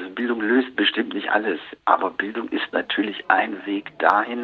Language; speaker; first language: German; native; German